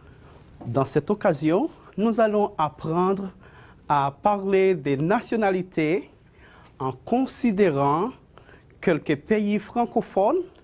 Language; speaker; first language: French; non-native, fluent; Spanish